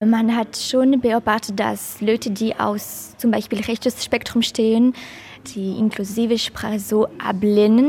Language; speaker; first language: German; non-native, local second language; French